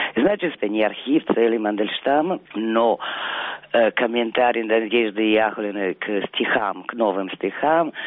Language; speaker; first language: Russian; non-native, fluent; Italian